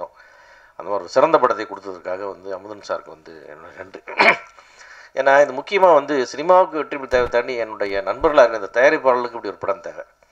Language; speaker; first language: Tamil; native; Tamil